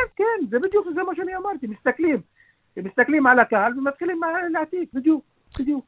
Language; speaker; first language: Hebrew; non-native, local second language; Arabic